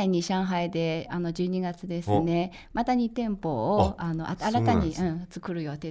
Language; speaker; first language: Japanese; non-native, fluent; Chinese